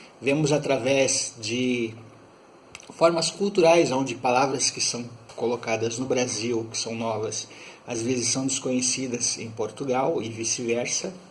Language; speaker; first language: Portuguese; native; Portuguese